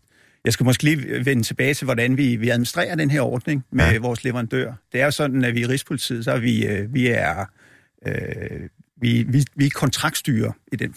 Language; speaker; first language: Danish; native; Danish